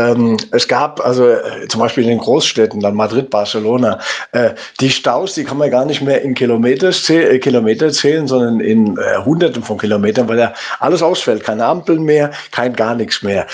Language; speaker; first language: German; native; German